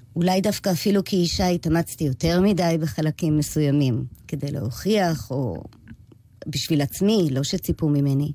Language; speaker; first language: Hebrew; early bilingual, other home language; English